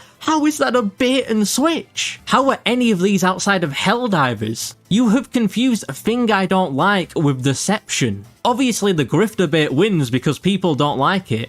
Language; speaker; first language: English; native; English